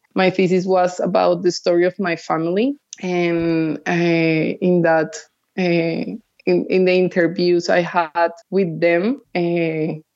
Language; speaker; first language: English; early bilingual, other home language; Spanish